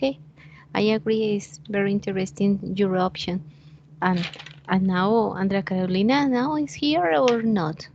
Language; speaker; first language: English; non-native, fluent; Spanish